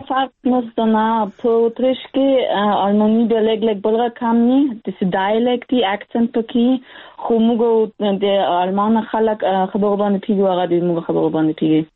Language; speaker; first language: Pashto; early bilingual, heritage; Pashto